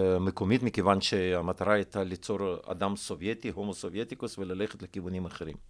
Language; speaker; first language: Hebrew; non-native, fluent; Russian